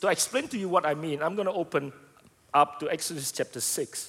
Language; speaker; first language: English; non-native, fluent; Indonesian